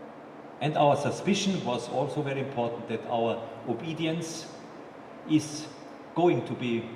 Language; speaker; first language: English; non-native, fluent; German